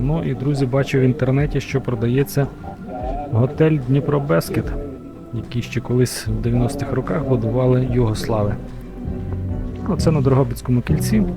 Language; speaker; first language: Ukrainian; native; Ukrainian